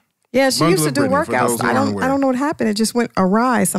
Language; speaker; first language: English; native; English